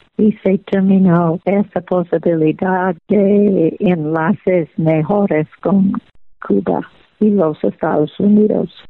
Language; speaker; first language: Spanish; non-native, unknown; English